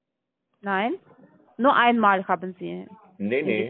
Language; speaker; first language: German; non-native, learner; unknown